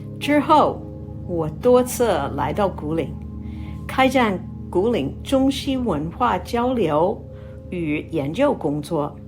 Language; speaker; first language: Chinese; non-native, fluent; English